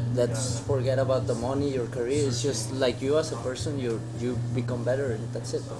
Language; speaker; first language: English; non-native, fluent; Spanish